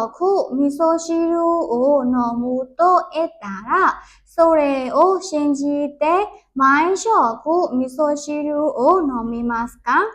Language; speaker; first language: Japanese; non-native, learner; Burmese